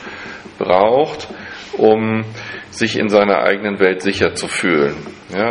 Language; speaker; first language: German; non-native, fluent; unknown